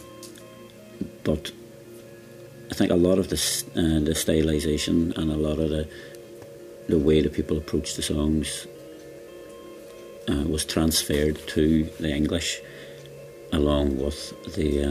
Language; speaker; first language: English; native; English